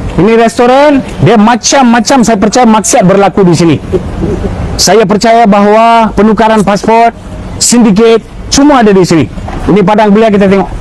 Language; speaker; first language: Malay; native; Malay